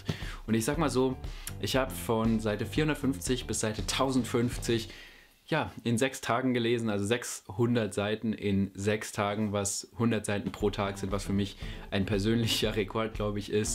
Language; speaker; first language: German; native; German